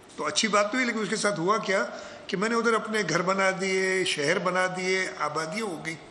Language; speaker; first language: Urdu; non-native, local second language; Sindhi